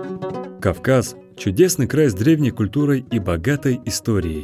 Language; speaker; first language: Russian; native; Russian